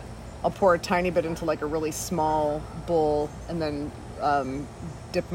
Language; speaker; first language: English; native; English